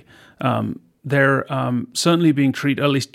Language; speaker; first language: English; native; English